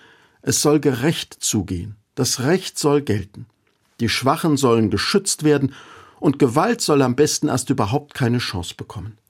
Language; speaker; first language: German; native; German